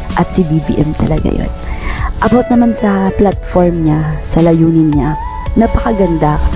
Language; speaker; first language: Filipino; non-native, local second language; Bikol